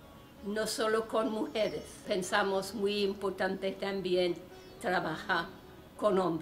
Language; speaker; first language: Spanish; non-native, fluent; English